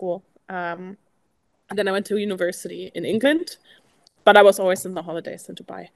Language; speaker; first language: English; non-native, fluent; German